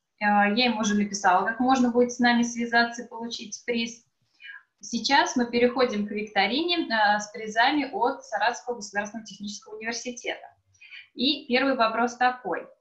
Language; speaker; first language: Russian; native; Russian